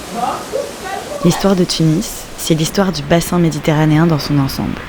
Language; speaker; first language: French; native; French